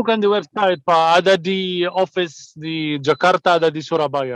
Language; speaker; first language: Indonesian; non-native, fluent; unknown